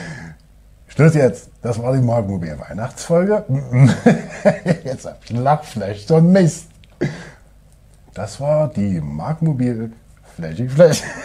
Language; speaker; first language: German; native; German